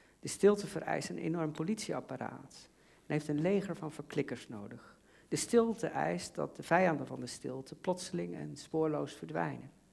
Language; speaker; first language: Dutch; native; Dutch